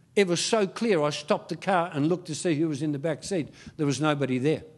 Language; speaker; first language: English; early bilingual, other home language; Dutch